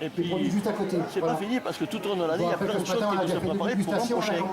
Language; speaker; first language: French; native; French